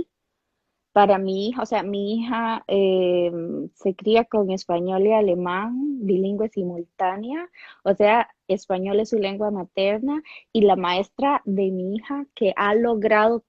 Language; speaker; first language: Spanish; native; Spanish